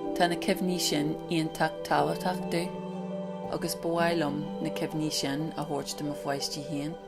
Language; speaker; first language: Irish; non-native, local second language; English